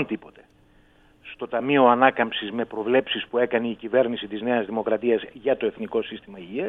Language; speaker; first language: Greek; native; Greek